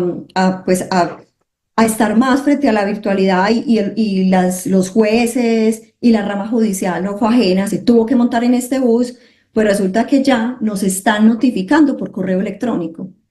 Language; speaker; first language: Spanish; native; Spanish